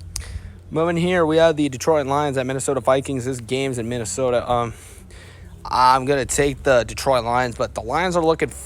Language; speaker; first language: English; native; English